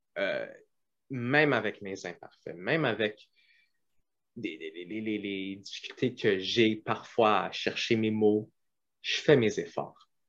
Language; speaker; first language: French; non-native, local second language; English